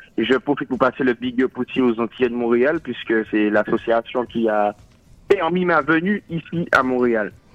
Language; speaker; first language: French; native; French